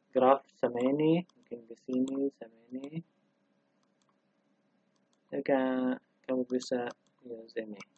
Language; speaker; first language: Indonesian; non-native, learner; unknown